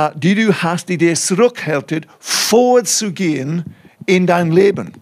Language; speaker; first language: German; non-native, fluent; English